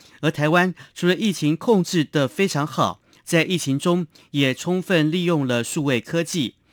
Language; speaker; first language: Chinese; non-native, local second language; Hakka Chinese